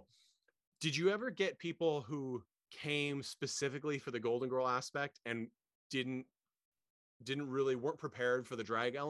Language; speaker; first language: English; native; English